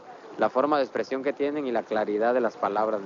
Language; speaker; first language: Spanish; native; Spanish